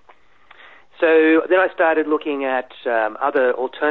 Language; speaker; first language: English; native; English